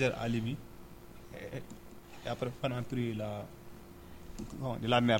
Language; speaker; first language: French; non-native, learner; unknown